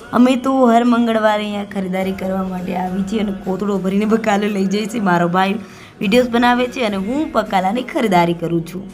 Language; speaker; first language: Gujarati; non-native, local second language; Bhili